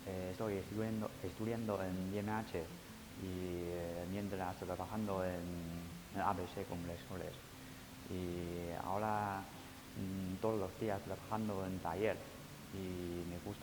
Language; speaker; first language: Spanish; non-native, learner; Chinese